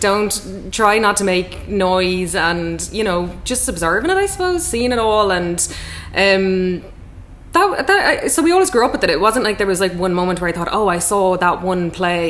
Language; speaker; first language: English; native; English